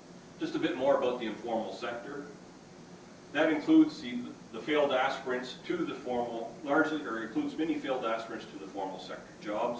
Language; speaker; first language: English; native; English